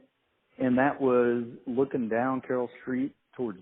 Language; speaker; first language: English; native; English